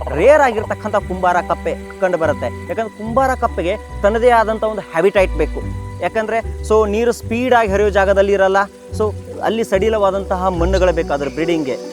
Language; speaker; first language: Kannada; native; Kannada